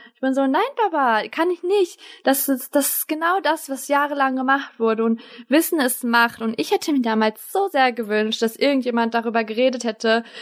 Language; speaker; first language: German; early bilingual, other home language; Turkish